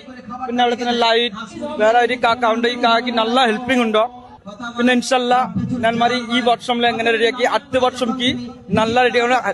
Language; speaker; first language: Malayalam; non-native, learner; Bangla